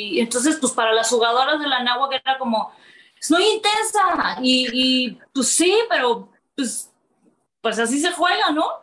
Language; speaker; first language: Spanish; native; Spanish